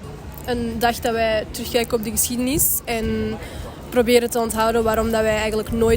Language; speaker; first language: Dutch; non-native, local second language; French